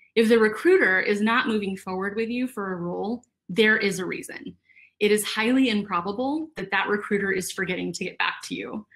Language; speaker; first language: English; native; English